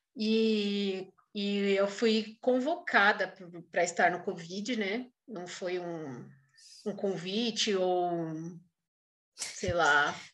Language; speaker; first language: Portuguese; native; Portuguese